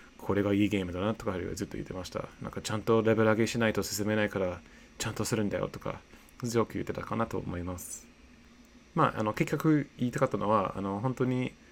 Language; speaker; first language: Japanese; non-native, fluent; English